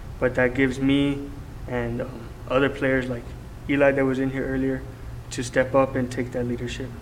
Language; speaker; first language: English; native; English